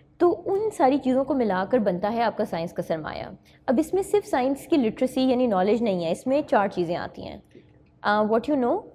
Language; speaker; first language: Urdu; native; Urdu